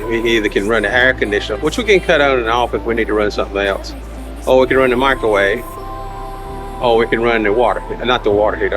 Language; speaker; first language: English; native; English